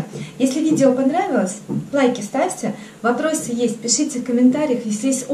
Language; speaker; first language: Russian; native; Russian